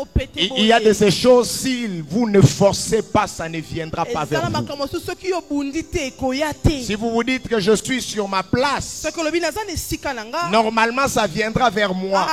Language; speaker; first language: French; non-native, local second language; Lingala